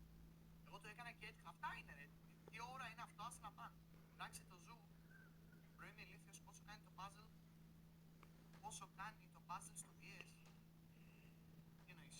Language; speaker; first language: Greek; native; Greek